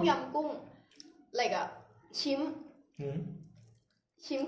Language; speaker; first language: English; non-native, learner; Thai